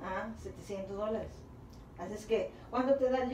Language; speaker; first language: Spanish; native; Spanish